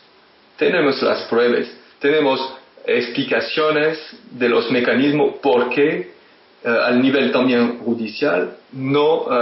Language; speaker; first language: Spanish; non-native, fluent; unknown